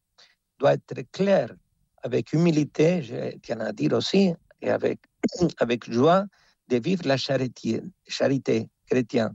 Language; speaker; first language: French; non-native, fluent; Spanish